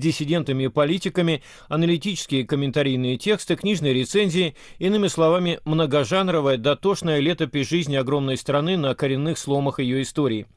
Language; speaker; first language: Russian; native; Russian